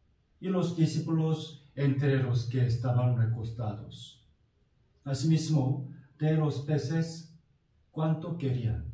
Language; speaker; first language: Spanish; non-native, fluent; Korean